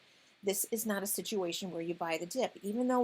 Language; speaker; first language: English; native; English